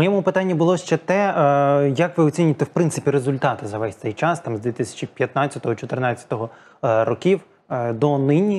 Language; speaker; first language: Ukrainian; native; Ukrainian